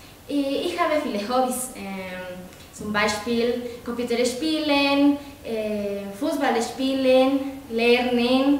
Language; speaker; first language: German; non-native, learner; Spanish